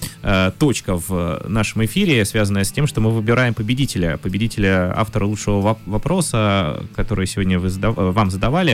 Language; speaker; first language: Russian; native; Russian